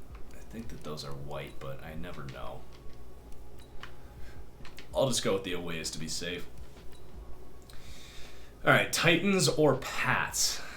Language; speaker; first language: English; native; English